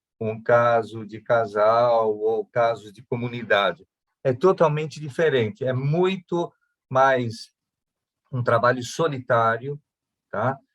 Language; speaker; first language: Portuguese; early bilingual, other home language; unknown